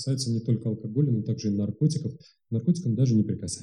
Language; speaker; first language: Russian; native; Russian